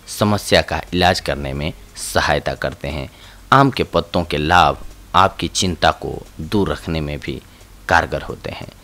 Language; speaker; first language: Hindi; native; Hindi